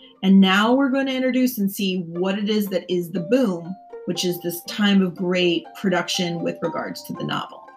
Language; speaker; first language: English; native; English